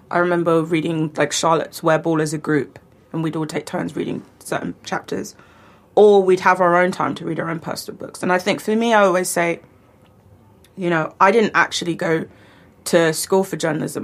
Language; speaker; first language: English; native; English